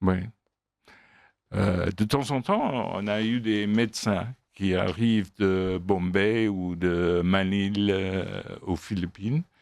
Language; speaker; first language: French; non-native, fluent; English